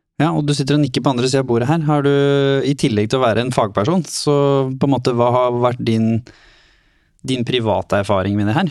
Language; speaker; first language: Norwegian; native; Norwegian